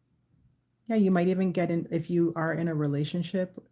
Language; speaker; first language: English; native; English